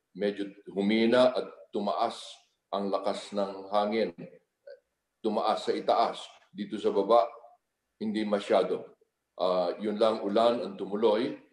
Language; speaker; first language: Filipino; native; Filipino